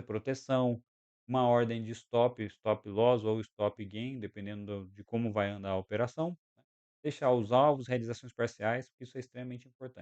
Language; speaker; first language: Portuguese; native; Portuguese